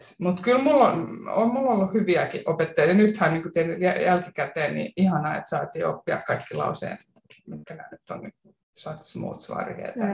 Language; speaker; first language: Finnish; non-native, local second language; Swedish